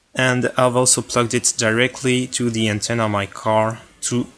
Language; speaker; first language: English; non-native, fluent; French